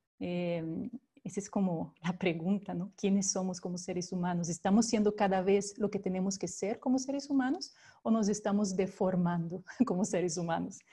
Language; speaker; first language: Spanish; non-native, fluent; Portuguese